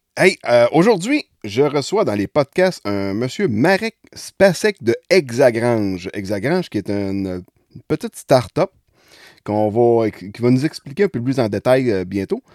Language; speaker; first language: French; native; French